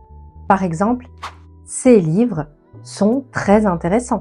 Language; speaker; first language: French; non-native, fluent; Italian